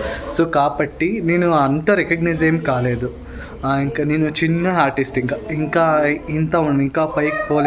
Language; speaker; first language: Telugu; non-native, local second language; Kannada